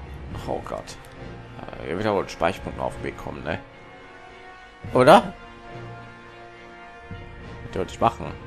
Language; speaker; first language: German; native; German